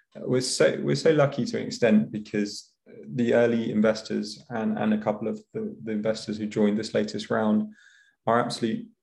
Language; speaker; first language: English; native; English